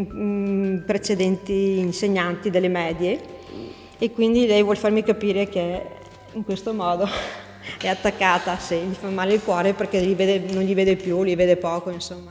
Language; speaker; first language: Italian; native; Italian